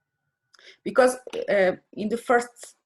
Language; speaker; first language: English; non-native, fluent; Portuguese